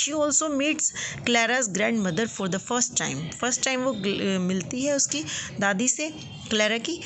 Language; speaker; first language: Hindi; native; Hindi